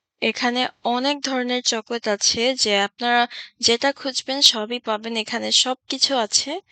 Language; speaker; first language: Bangla; early bilingual, heritage; Bangla